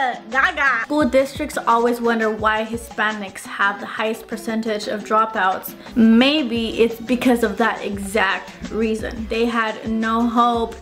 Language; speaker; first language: English; early bilingual, other home language; Spanish